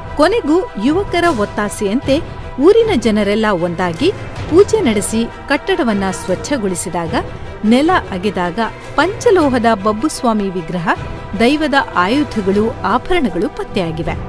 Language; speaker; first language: Kannada; native; Kannada